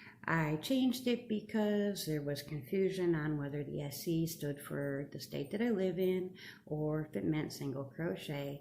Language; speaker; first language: English; native; English